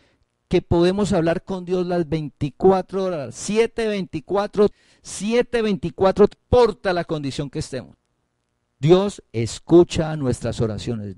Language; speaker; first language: Spanish; native; Spanish